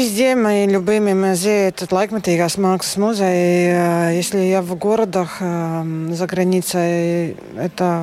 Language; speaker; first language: Russian; non-native, local second language; Latvian